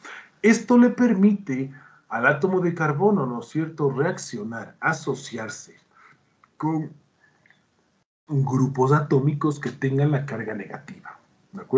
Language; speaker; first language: Spanish; native; Spanish